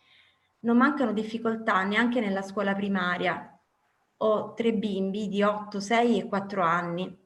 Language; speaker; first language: Italian; native; Italian